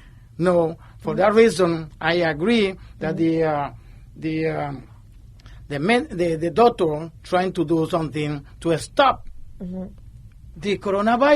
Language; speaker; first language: English; non-native, learner; Spanish